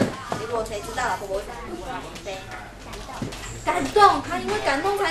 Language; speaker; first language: Chinese; native; Chinese